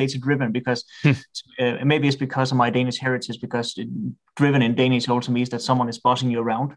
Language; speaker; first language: English; non-native, fluent; Danish